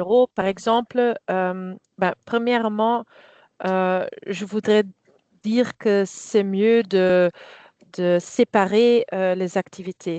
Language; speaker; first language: French; non-native, fluent; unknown